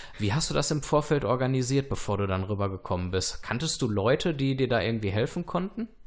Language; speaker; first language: German; native; German